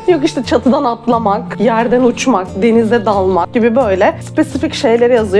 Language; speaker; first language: Turkish; native; Turkish